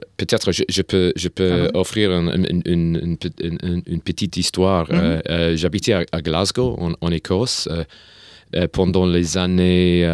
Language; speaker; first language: French; non-native, learner; English